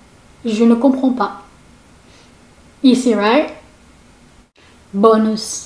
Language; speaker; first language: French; non-native, learner; Filipino